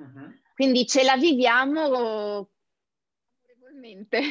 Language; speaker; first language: Italian; native; Italian